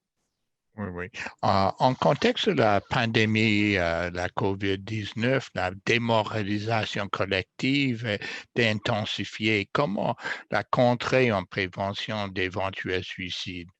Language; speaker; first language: French; non-native, fluent; English